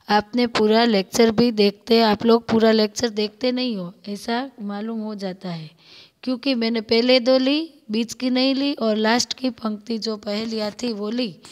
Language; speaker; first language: Hindi; non-native, local second language; Gujarati